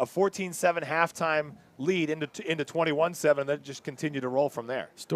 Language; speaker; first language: English; native; English